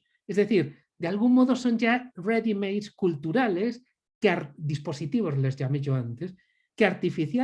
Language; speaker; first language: Spanish; native; Spanish